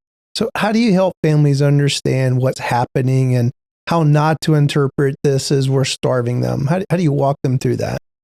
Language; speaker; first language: English; native; English